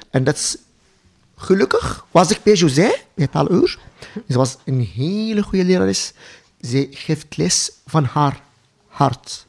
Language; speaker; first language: Dutch; non-native, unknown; Arabic